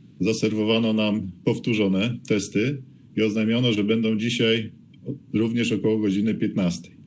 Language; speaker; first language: Polish; native; Polish